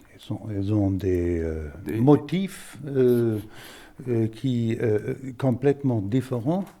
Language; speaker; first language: French; non-native, fluent; German